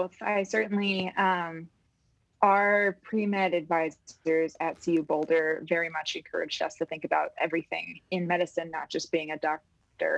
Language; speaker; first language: English; native; English